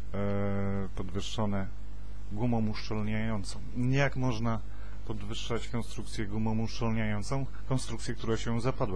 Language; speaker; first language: Polish; native; Polish